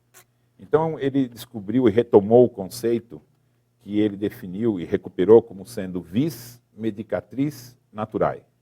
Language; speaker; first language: Portuguese; native; Portuguese